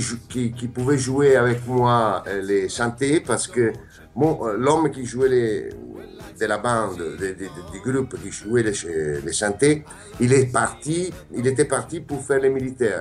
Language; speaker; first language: French; non-native, fluent; Italian